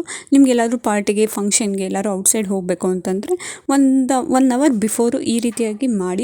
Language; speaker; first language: Kannada; native; Kannada